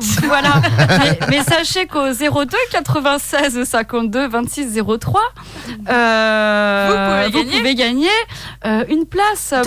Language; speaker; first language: French; native; French